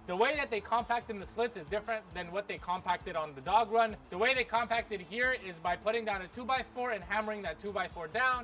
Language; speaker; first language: English; native; English